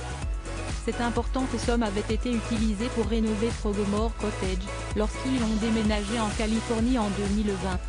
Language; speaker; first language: French; native; French